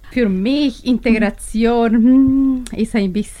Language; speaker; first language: German; non-native, learner; Spanish